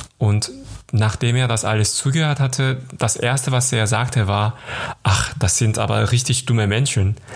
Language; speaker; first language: German; non-native, fluent; Korean